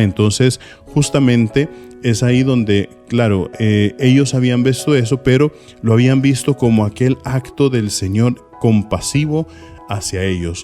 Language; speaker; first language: Spanish; native; Spanish